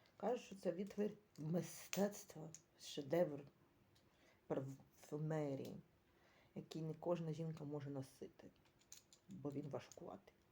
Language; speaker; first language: Ukrainian; native; Ukrainian